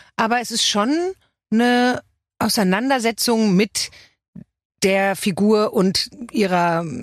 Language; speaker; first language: German; native; German